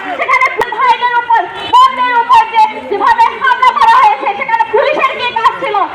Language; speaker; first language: Bangla; non-native, local second language; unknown